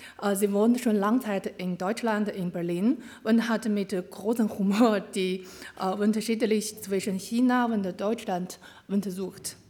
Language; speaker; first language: German; non-native, learner; Chinese